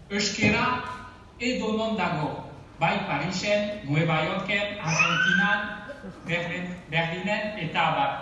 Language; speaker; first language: Basque; non-native, learner; French